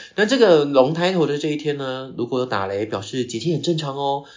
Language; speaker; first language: Chinese; non-native, local second language; Min Nan Chinese